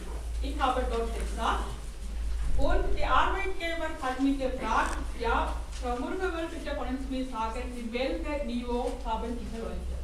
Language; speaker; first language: German; non-native, fluent; Tamil